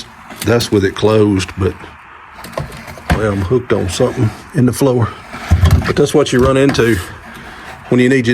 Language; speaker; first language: English; native; English